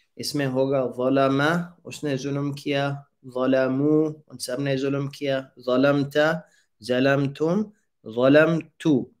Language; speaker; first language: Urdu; native; Urdu